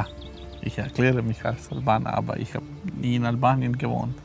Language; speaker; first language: German; non-native, fluent; Serbian